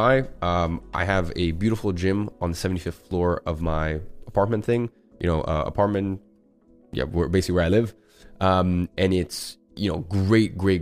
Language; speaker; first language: English; native; English